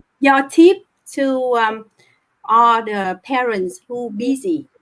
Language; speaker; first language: English; non-native, learner; Vietnamese